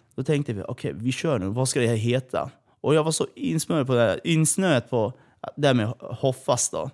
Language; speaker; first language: Swedish; early bilingual, other home language; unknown